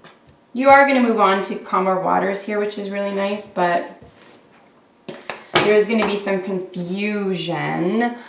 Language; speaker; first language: English; native; English